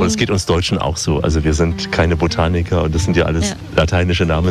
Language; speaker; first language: German; native; German